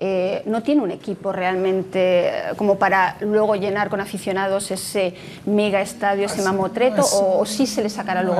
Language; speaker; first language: Spanish; native; Spanish